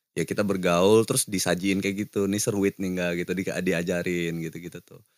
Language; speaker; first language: Indonesian; native; Indonesian